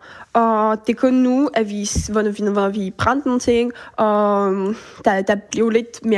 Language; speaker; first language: Danish; early bilingual, heritage; French